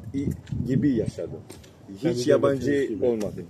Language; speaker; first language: Turkish; non-native, learner; Albanian